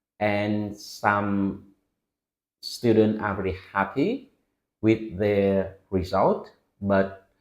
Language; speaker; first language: English; non-native, fluent; Vietnamese